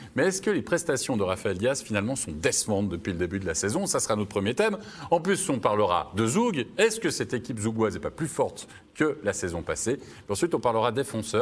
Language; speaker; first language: French; native; French